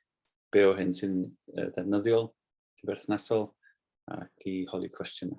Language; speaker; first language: Welsh; native; Welsh